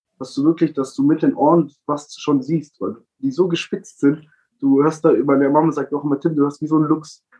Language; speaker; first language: German; early bilingual, other home language; Italian